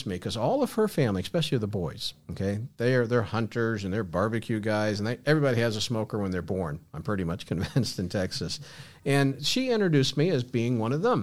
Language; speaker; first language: English; native; English